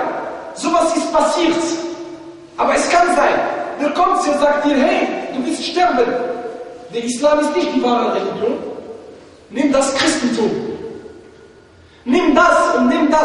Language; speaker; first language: German; non-native, fluent; Arabic